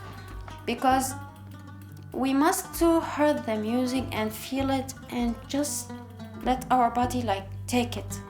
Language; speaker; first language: English; non-native, learner; Arabic